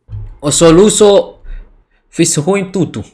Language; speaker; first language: Portuguese; non-native, learner; Indonesian